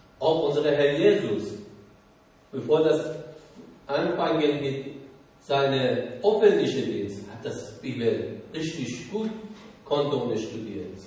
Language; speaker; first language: German; non-native, learner; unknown